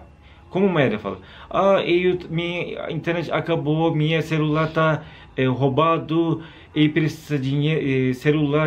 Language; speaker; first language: Portuguese; non-native, learner; Turkish